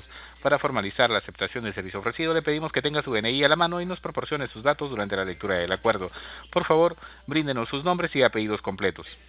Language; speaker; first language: Spanish; native; Spanish